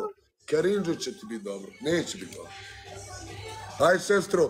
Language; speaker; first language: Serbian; early bilingual, heritage; Bosnian